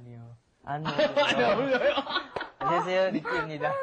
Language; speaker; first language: Korean; non-native, learner; English